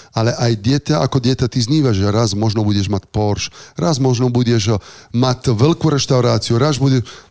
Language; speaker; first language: Slovak; non-native, fluent; Italian